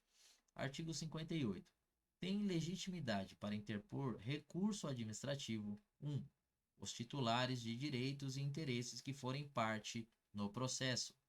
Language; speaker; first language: Portuguese; native; Portuguese